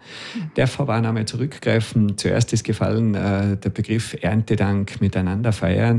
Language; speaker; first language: German; native; German